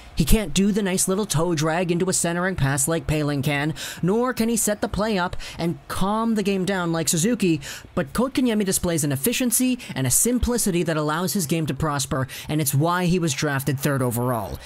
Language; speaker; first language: English; native; English